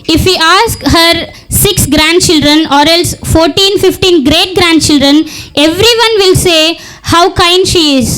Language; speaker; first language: English; non-native, local second language; Telugu